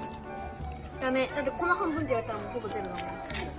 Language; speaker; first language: Japanese; native; Japanese